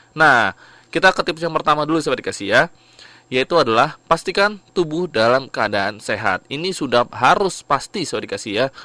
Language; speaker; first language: Indonesian; native; Indonesian